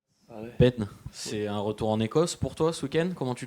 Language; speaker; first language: French; native; French